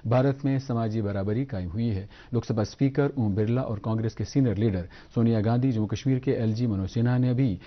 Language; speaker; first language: Hindi; non-native, local second language; Kashmiri